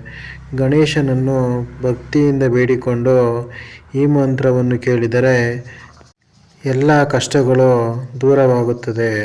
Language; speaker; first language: Kannada; native; Kannada